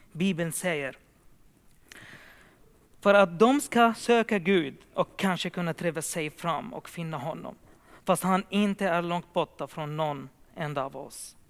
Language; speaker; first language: Swedish; non-native, fluent; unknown